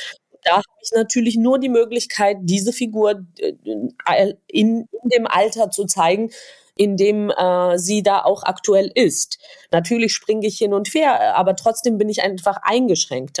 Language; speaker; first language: German; non-native, fluent; Georgian